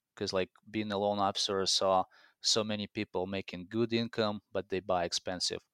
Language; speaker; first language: English; non-native, fluent; Russian